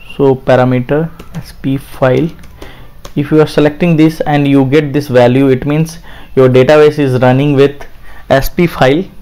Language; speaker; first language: English; non-native, local second language; Hindi